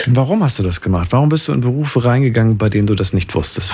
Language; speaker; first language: German; native; German